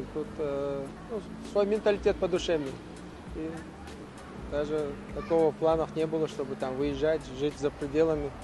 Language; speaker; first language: Russian; non-native, local second language; Chechen